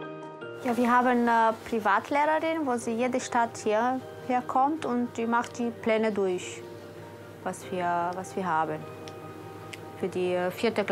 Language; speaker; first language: German; non-native, fluent; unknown